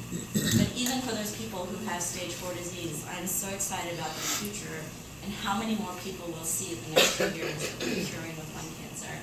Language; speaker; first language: English; native; English